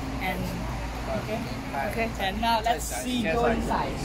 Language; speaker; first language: English; non-native, learner; Chinese